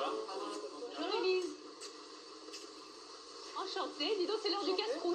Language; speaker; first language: French; native; French